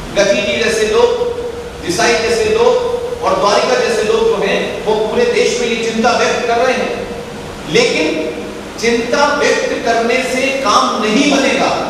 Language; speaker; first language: Hindi; native; Hindi